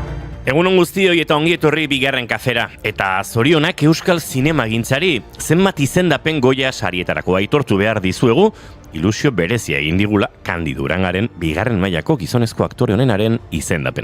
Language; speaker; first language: Basque; native; Basque